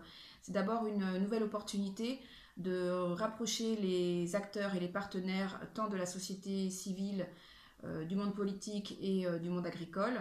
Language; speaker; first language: French; native; French